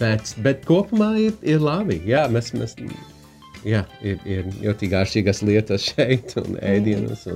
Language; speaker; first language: Latvian; non-native, fluent; English